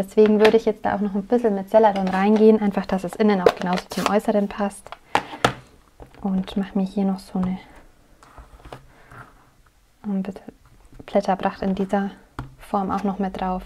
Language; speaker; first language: German; native; German